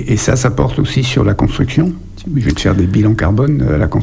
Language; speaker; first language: French; native; French